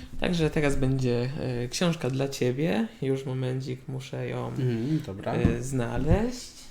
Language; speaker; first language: Polish; native; Polish